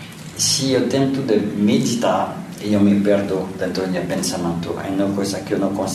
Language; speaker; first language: Spanish; non-native, learner; French